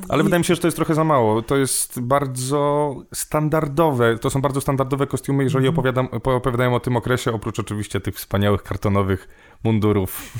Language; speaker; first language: Polish; native; Polish